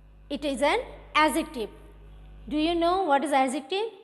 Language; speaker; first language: English; non-native, local second language; Bangla